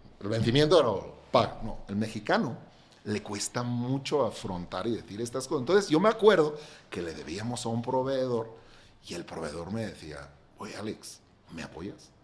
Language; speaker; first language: Spanish; non-native, local second language; Catalan